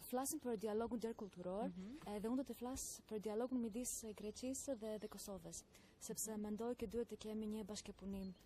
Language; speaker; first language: Albanian; non-native, learner; Greek